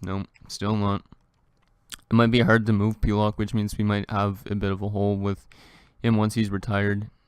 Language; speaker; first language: English; native; English